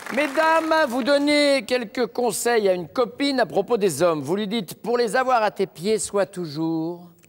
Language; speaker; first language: French; native; French